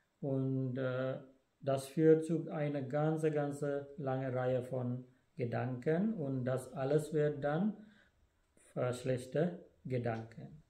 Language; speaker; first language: German; non-native, fluent; Sinhala